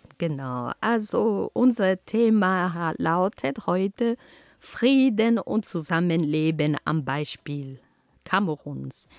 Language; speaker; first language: German; non-native, fluent; Ghomala